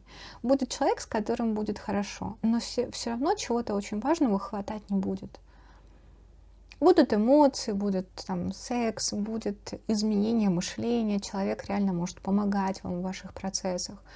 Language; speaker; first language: Russian; native; Russian